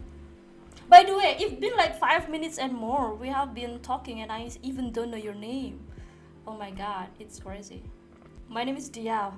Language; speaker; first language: English; non-native, learner; Indonesian